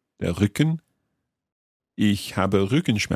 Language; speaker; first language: German; non-native, learner; English